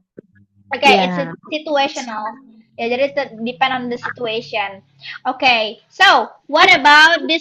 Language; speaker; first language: English; non-native, learner; Indonesian